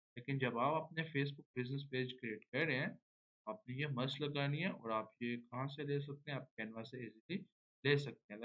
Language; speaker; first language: Urdu; non-native, local second language; Punjabi